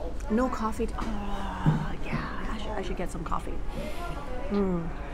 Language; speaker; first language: English; early bilingual, other home language; Cantonese